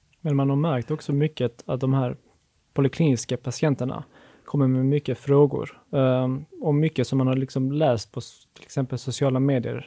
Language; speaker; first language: Swedish; native; Swedish